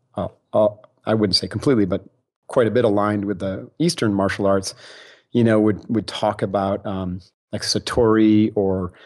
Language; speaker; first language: English; native; English